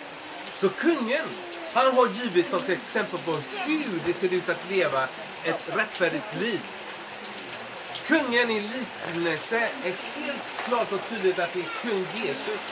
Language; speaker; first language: Swedish; non-native, fluent; Spanish